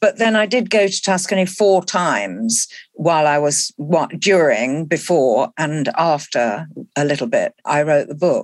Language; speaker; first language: English; native; English